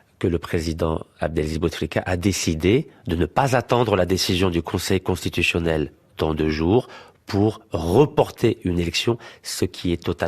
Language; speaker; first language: French; native; French